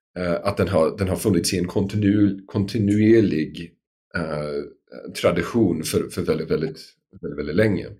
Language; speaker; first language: Swedish; non-native, fluent; English